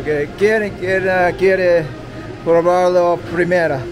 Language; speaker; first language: Spanish; non-native, learner; English